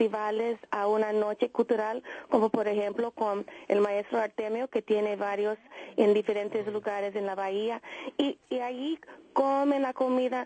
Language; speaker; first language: Spanish; early bilingual, heritage; Spanish